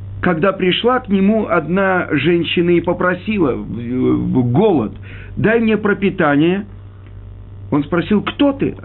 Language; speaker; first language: Russian; native; Russian